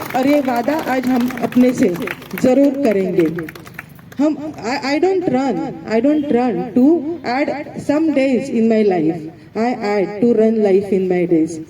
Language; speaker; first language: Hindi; non-native, local second language; Marathi